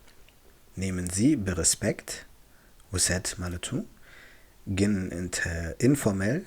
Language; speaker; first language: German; non-native, fluent; Tigrinya